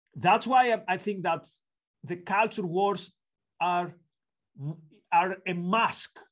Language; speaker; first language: English; non-native, fluent; Greek